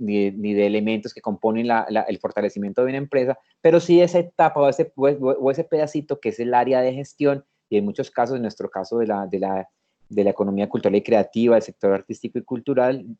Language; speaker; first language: Spanish; native; Spanish